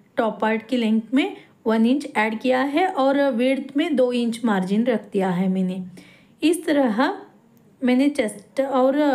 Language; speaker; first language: Hindi; non-native, local second language; Kannada